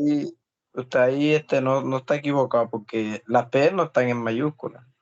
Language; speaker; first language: Spanish; native; Spanish